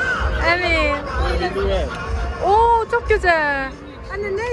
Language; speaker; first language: Turkish; non-native, learner; Korean